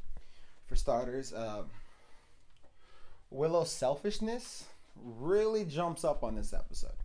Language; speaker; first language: English; native; English